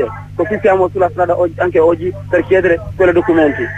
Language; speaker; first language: Italian; non-native, learner; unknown